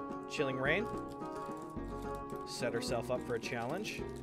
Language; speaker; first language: English; native; English